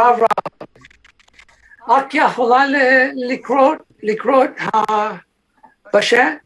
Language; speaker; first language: Hebrew; non-native, learner; English